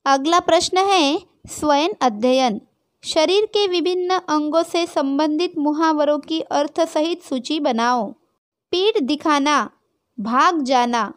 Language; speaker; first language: Hindi; non-native, local second language; Marathi